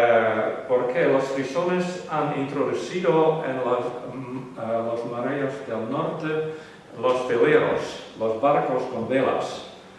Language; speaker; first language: Spanish; non-native, learner; Western Frisian